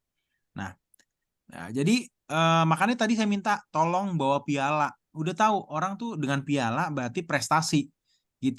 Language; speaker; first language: Indonesian; native; Indonesian